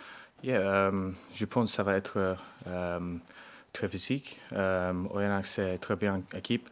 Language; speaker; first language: French; non-native, learner; English